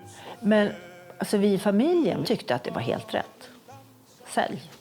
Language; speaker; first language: Swedish; native; Swedish